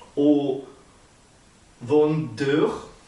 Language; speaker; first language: French; non-native, learner; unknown